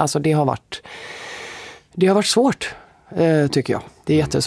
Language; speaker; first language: Swedish; native; Swedish